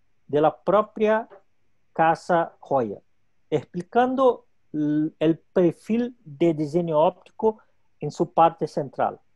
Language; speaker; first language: Spanish; non-native, local second language; Portuguese